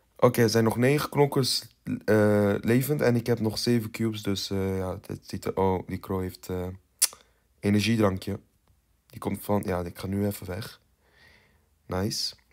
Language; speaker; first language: Dutch; early bilingual, other home language; Turkish